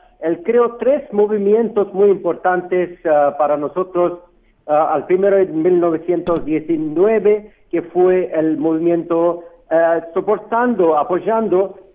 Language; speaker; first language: Spanish; non-native, fluent; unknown